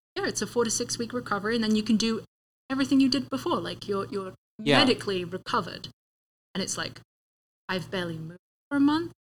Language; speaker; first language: English; native; English